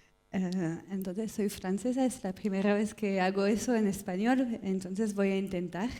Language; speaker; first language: Spanish; non-native, learner; French